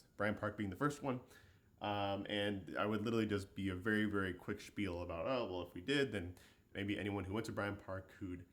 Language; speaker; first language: English; native; English